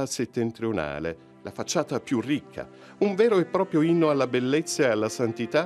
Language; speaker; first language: Italian; native; Italian